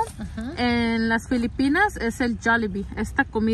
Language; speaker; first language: Spanish; early bilingual, heritage; Spanish